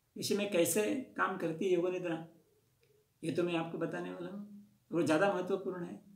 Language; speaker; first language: Hindi; non-native, local second language; Marathi